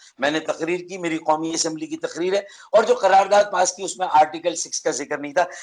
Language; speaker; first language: Urdu; native; Urdu